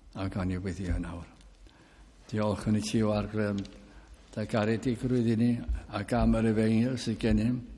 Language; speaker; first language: Welsh; early bilingual, heritage; Welsh